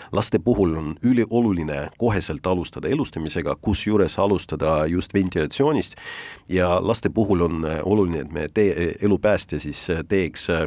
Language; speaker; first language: Estonian; non-native, local second language; Russian